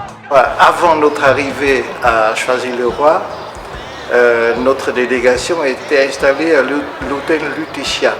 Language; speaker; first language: French; non-native, fluent; Vietnamese